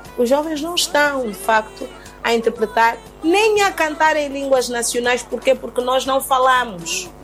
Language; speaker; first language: Portuguese; native; Portuguese